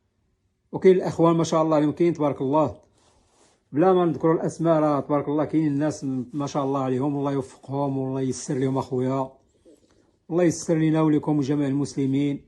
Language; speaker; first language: Arabic; native; Arabic